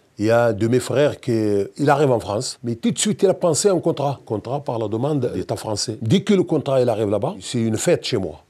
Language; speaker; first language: French; non-native, local second language; Berber languages